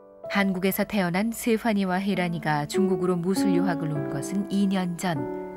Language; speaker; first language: Korean; native; Korean